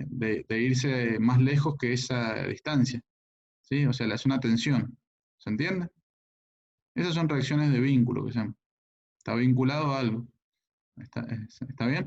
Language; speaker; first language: Spanish; native; Spanish